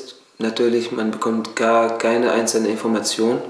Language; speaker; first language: German; non-native, fluent; Arabic